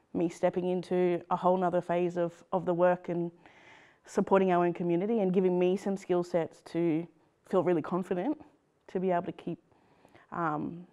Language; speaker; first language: English; native; English